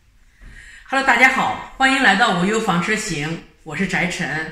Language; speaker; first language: Chinese; native; Chinese